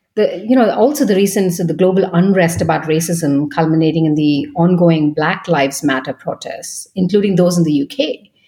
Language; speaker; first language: English; non-native, local second language; Bangla